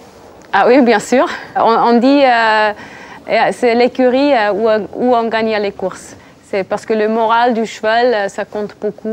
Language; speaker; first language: French; non-native, local second language; German